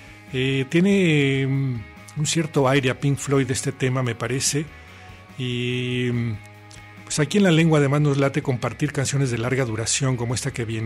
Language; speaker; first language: Spanish; native; Spanish